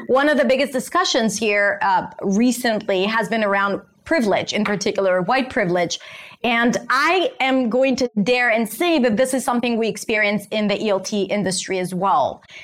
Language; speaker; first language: English; non-native, fluent; Hebrew